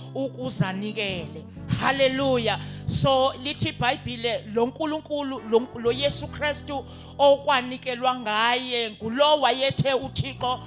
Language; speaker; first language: Zulu; non-native, local second language; Xhosa